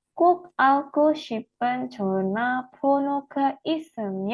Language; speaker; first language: Korean; non-native, fluent; Indonesian